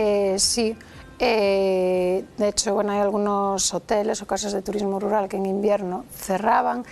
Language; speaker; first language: Spanish; native; Spanish